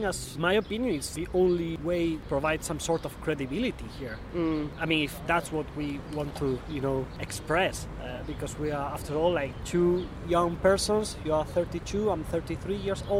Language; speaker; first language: English; non-native, fluent; Spanish